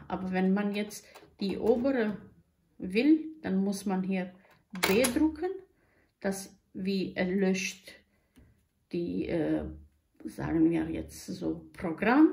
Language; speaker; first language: German; non-native, learner; Croatian